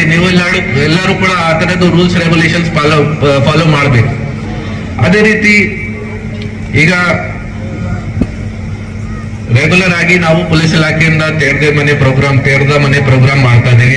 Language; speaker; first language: Kannada; non-native, local second language; Hindi